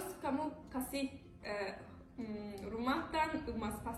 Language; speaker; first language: Indonesian; non-native, learner; Turkish